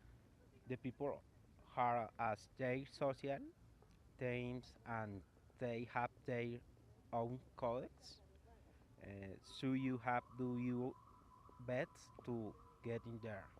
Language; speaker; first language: English; non-native, learner; Spanish